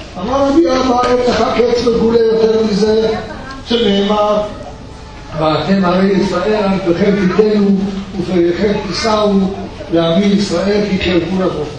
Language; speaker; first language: Hebrew; early bilingual, other home language; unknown